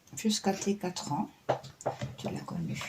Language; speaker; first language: French; native; French